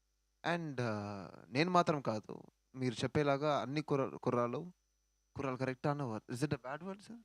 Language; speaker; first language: Telugu; non-native, learner; Tamil